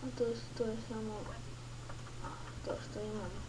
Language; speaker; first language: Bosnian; early bilingual, heritage; Bosnian